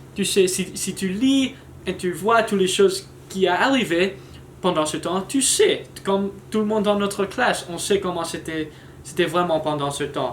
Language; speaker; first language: French; non-native, learner; English